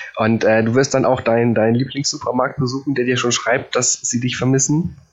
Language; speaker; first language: German; early bilingual, other home language; Polish